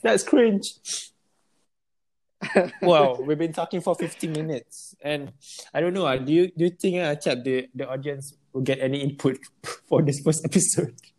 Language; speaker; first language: English; non-native, local second language; Malay